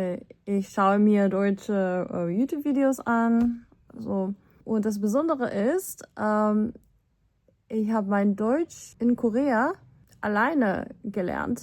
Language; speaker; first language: German; non-native, fluent; Korean